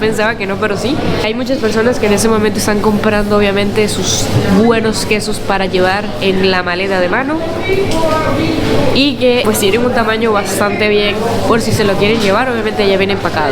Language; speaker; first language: Spanish; native; Spanish